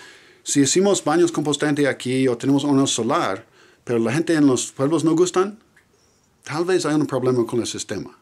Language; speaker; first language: Spanish; non-native, fluent; English